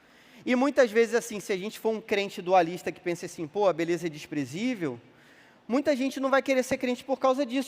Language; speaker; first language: Portuguese; native; Portuguese